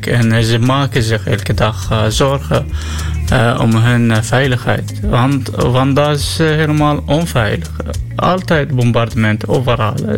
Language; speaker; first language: Dutch; non-native, learner; Arabic